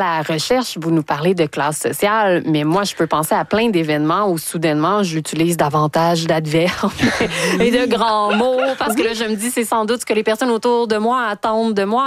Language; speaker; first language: French; native; French